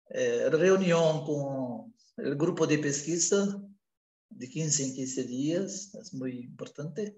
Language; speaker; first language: Spanish; non-native, learner; Portuguese